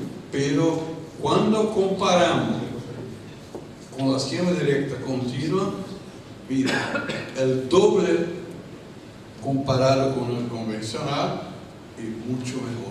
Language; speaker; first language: Spanish; non-native, fluent; Portuguese